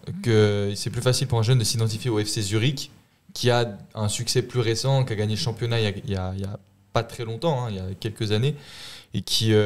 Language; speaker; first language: French; native; French